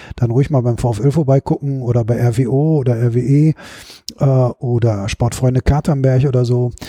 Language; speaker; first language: German; native; German